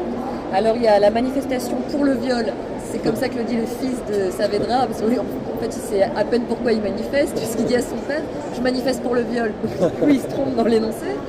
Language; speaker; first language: French; native; French